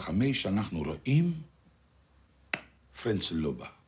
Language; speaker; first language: Hebrew; non-native, fluent; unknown